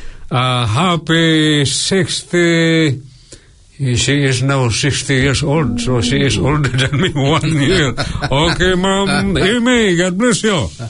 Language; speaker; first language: English; non-native, local second language; Cebuano